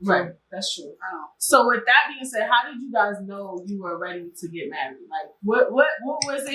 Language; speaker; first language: English; native; English